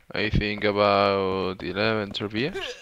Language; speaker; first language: English; non-native, learner; Spanish